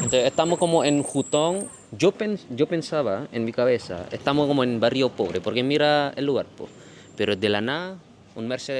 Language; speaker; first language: Spanish; non-native, learner; Indonesian